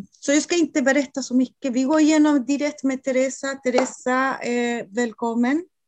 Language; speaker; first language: Swedish; non-native, fluent; Spanish